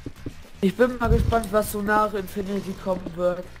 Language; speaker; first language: German; native; German